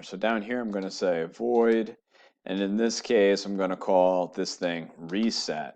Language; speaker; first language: English; native; English